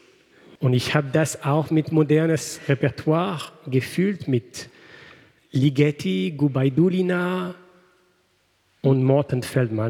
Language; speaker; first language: German; non-native, fluent; French